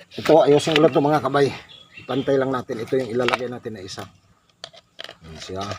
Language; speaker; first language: Filipino; native; Filipino